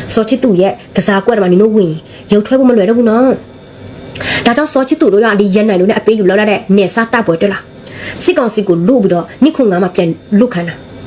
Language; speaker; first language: Burmese; non-native, local second language; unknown